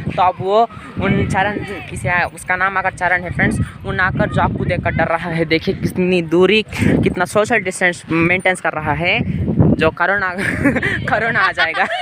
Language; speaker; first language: Hindi; non-native, local second language; Urdu